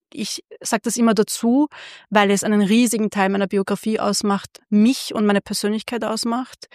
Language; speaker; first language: German; early bilingual, other home language; Hungarian